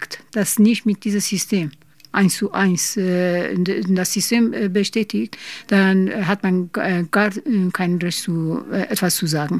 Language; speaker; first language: German; non-native, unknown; Persian